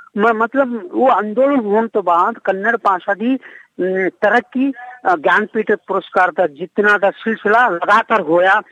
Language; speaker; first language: Punjabi; non-native, fluent; Kannada